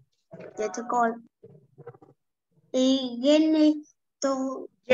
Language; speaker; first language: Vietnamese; native; Vietnamese